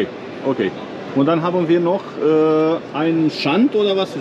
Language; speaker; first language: German; non-native, fluent; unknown